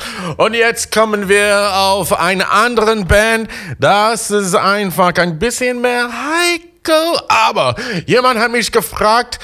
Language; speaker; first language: German; non-native, fluent; English